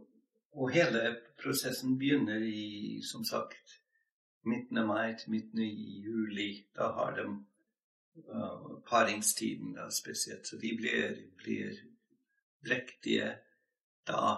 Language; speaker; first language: Norwegian; non-native, fluent; English